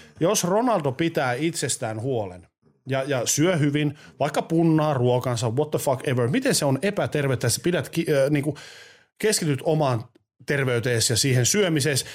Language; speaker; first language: Finnish; native; Finnish